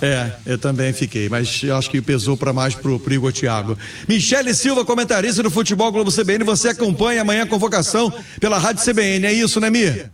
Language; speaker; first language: Portuguese; native; Portuguese